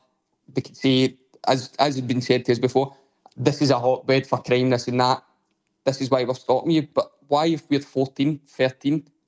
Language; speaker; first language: English; native; English